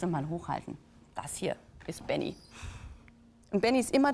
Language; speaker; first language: German; native; German